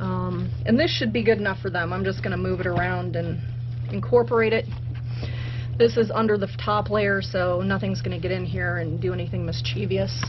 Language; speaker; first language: English; native; English